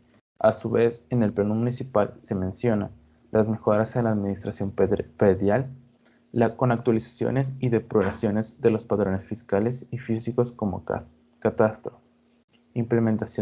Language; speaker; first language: Spanish; native; Spanish